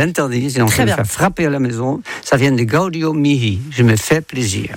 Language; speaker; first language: French; non-native, fluent; Dutch